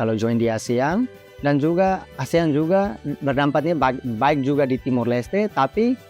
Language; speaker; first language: Indonesian; non-native, fluent; Tetum